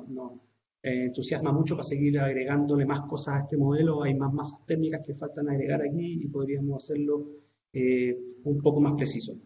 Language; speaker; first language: Spanish; native; Spanish